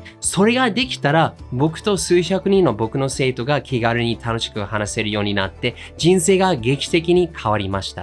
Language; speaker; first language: Japanese; non-native, fluent; English